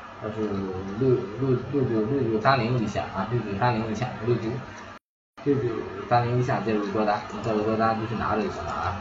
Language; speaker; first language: Chinese; native; Chinese